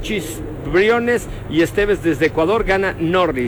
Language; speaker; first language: Spanish; native; Spanish